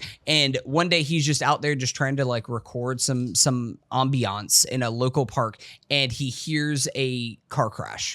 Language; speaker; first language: English; native; English